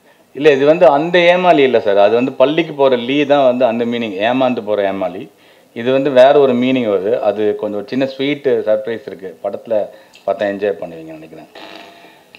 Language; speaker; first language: Tamil; native; Tamil